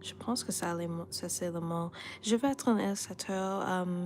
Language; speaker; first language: French; non-native, learner; English